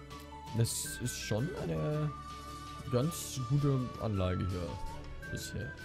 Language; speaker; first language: German; native; German